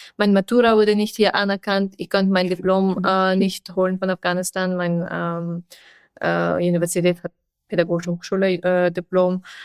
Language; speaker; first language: German; non-native, fluent; Persian